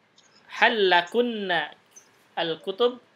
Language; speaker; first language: Arabic; non-native, fluent; Indonesian